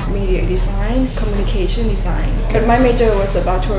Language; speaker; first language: English; non-native, learner; Thai